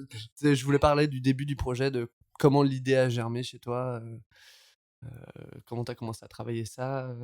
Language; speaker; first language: French; native; French